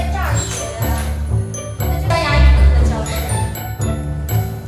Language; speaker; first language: Chinese; native; Chinese